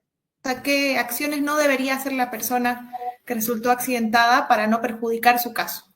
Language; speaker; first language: Spanish; native; Spanish